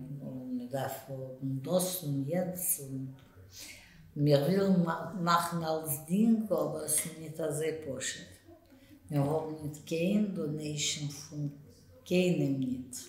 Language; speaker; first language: German; non-native, learner; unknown